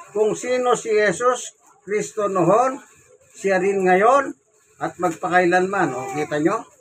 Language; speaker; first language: Filipino; non-native, local second language; Pampanga